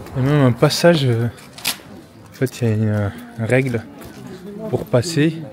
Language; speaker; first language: French; native; French